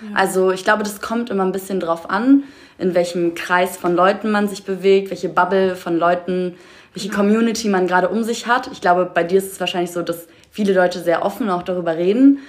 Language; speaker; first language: German; native; German